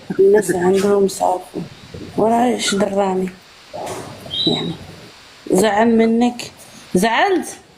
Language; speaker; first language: Arabic; native; Arabic